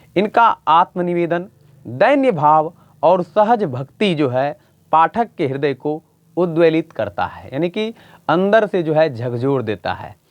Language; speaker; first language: Hindi; native; Hindi